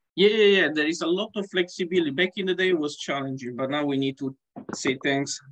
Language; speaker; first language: English; non-native, fluent; Italian